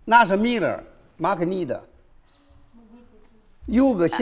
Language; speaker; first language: Russian; non-native, learner; Chinese